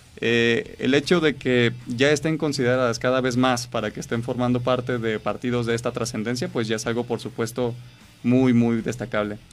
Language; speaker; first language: Spanish; native; Spanish